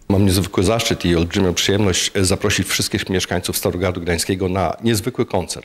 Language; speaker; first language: Polish; native; Polish